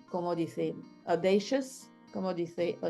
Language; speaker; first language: Spanish; non-native, learner; French